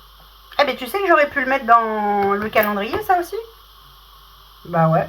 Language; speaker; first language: French; native; French